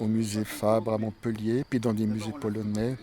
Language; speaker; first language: French; native; French